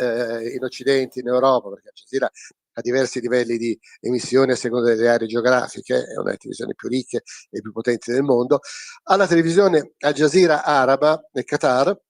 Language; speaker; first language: Italian; native; Italian